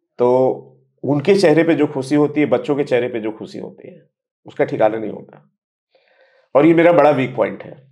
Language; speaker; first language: Hindi; native; Hindi